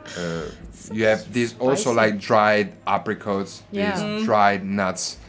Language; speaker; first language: English; non-native, fluent; Italian